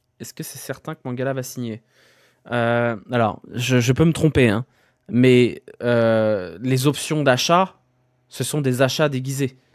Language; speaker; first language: French; native; French